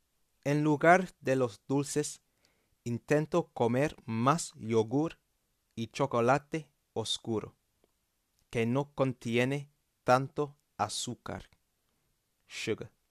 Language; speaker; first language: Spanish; non-native, fluent; English